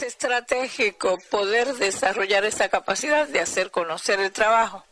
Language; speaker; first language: Spanish; non-native, fluent; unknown